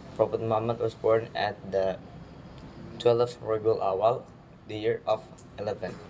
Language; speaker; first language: English; non-native, learner; Indonesian